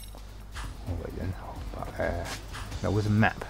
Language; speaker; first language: English; native; English